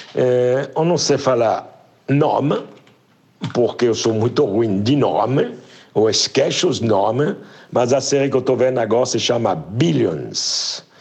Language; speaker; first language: Portuguese; non-native, fluent; French